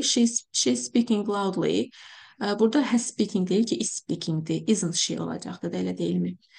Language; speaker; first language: English; non-native, fluent; Azerbaijani